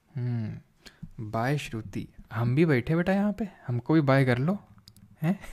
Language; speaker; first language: Hindi; native; Hindi